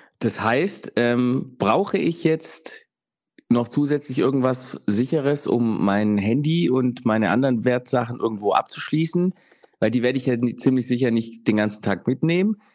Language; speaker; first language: German; early bilingual, other home language; Italian